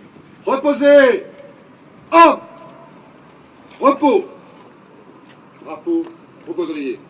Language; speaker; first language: French; native; French